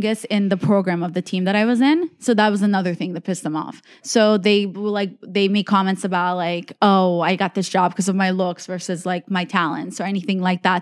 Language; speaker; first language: English; native; English